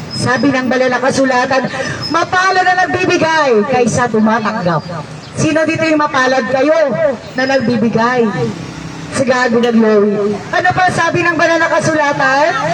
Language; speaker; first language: Filipino; non-native, local second language; Hiligaynon